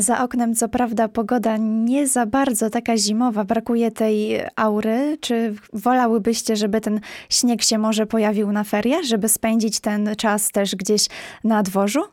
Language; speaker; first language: Polish; native; Polish